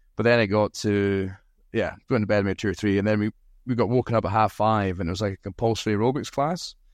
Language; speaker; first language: English; native; English